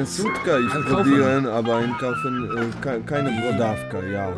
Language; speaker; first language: German; non-native, learner; Polish